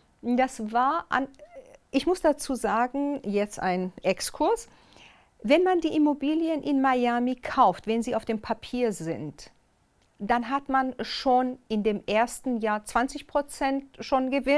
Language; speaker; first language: German; non-native, fluent; Persian